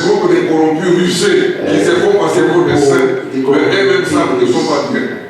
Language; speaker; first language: French; non-native, local second language; Lingala